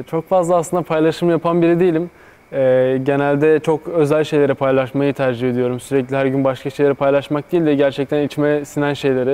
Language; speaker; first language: Turkish; native; Turkish